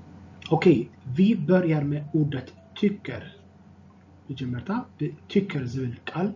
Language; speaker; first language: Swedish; non-native, fluent; Tigrinya